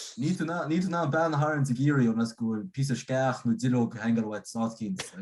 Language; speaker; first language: Irish; native; Irish